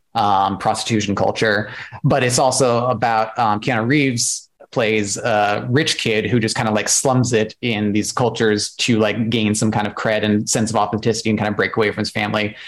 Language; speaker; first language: English; native; English